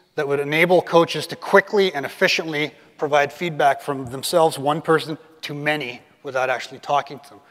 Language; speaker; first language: English; native; English